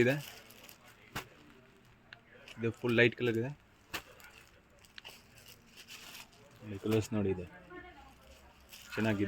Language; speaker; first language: Kannada; non-native, local second language; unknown